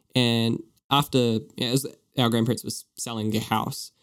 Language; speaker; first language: English; native; English